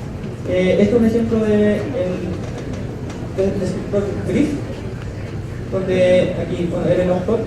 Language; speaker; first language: Spanish; native; Spanish